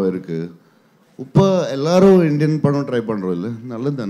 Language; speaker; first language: Tamil; non-native, learner; Telugu